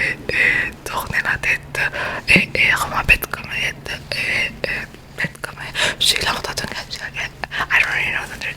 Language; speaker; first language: French; non-native, learner; Spanish